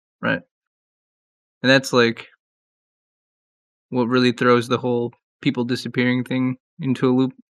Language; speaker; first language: English; native; English